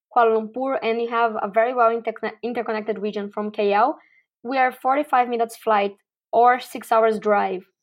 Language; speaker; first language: English; non-native, fluent; Portuguese